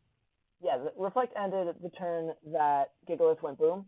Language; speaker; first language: English; native; English